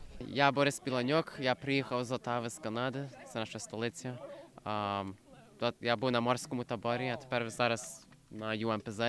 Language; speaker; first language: Ukrainian; early bilingual, heritage; English